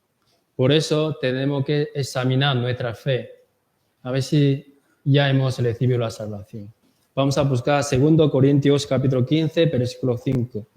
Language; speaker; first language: Spanish; non-native, learner; Korean